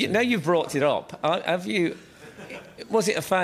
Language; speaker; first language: English; native; English